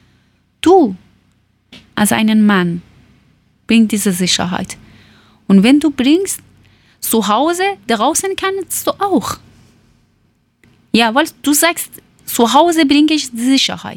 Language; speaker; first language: German; non-native, learner; Persian